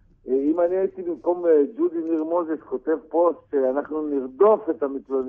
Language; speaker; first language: Hebrew; native; Hebrew